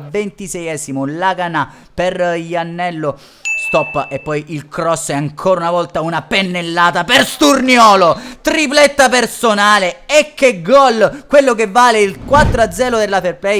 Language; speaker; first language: Italian; native; Italian